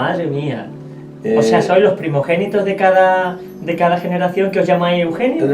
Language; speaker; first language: Spanish; native; Spanish